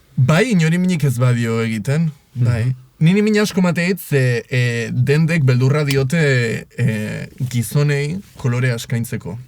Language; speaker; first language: Basque; native; Basque